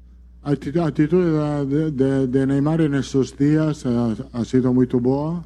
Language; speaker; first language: Portuguese; non-native, learner; Italian